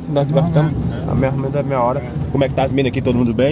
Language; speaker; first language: Portuguese; native; Portuguese